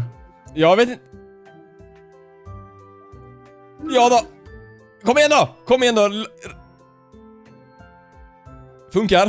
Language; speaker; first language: Swedish; native; Swedish